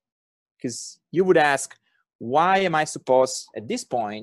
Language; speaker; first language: English; non-native, fluent; Italian